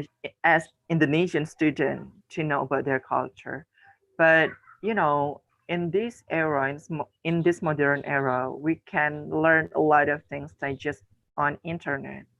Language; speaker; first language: English; non-native, learner; Indonesian